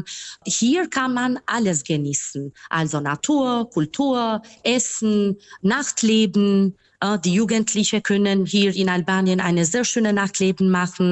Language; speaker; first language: German; non-native, fluent; Albanian